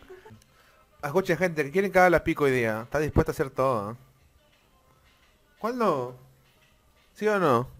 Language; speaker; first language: Spanish; native; Spanish